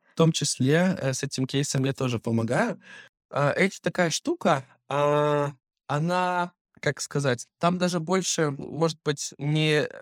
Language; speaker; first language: Russian; native; Russian